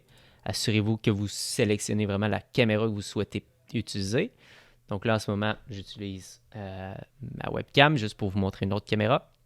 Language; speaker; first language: French; native; French